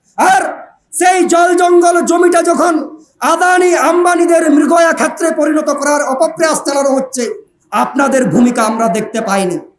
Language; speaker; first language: Bangla; non-native, local second language; Santali